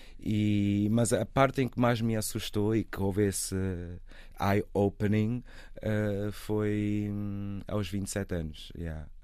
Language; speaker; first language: Portuguese; native; Portuguese